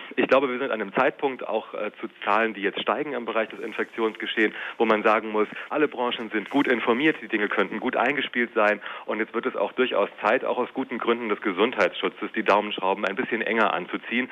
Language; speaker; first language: German; native; German